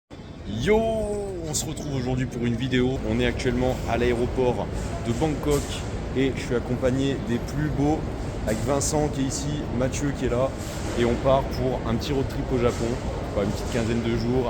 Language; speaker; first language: French; native; French